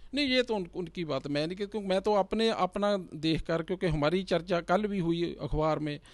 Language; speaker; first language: Hindi; non-native, local second language; Punjabi